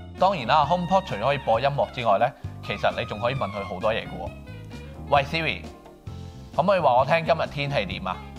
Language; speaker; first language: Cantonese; native; Cantonese